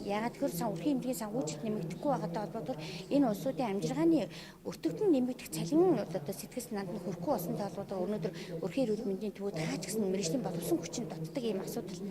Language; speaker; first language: Mongolian; native; Mongolian